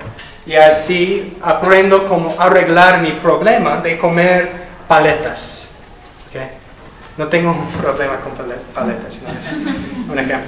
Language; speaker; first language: Spanish; non-native, fluent; English